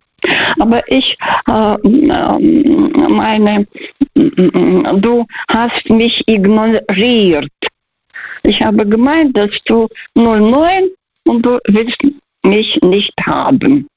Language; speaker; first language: German; early bilingual, heritage; Russian